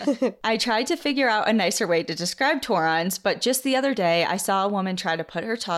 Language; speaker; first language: English; native; English